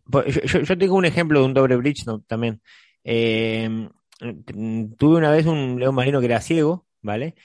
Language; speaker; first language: Spanish; native; Spanish